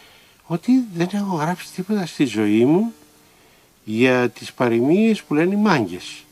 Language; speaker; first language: Greek; native; Greek